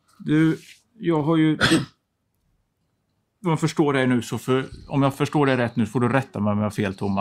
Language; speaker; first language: Swedish; native; Swedish